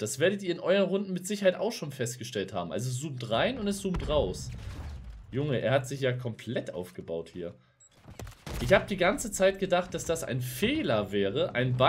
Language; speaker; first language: German; native; German